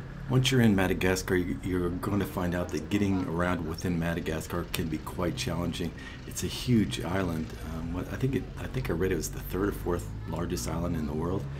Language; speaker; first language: English; native; English